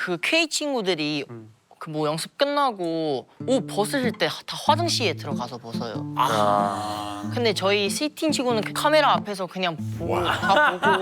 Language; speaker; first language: Korean; non-native, learner; Chinese